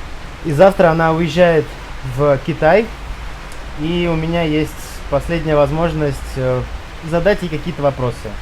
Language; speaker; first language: Russian; native; Russian